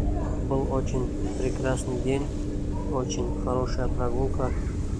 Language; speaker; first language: Russian; non-native, local second language; Tajik